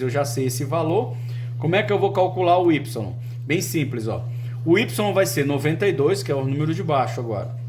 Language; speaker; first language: Portuguese; native; Portuguese